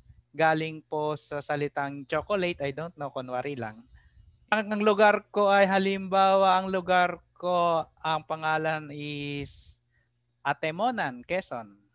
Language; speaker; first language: Filipino; native; Filipino